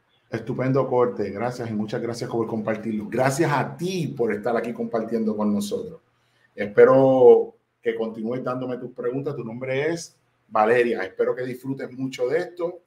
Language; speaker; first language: Spanish; native; Spanish